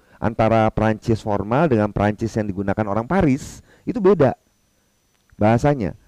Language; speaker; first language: Indonesian; non-native, local second language; Minangkabau